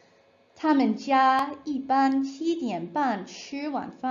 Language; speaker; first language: Chinese; non-native, fluent; English